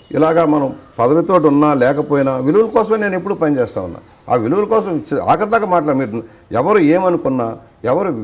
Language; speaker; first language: Telugu; native; Telugu